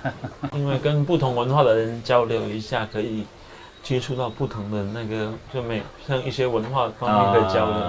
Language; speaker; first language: Chinese; native; Chinese